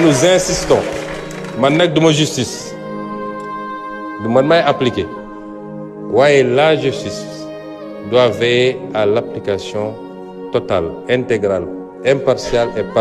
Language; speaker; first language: French; non-native, local second language; Wolof